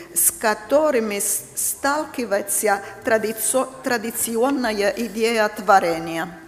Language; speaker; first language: Russian; non-native, fluent; Italian